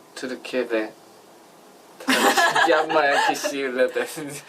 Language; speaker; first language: Turkish; non-native, learner; Korean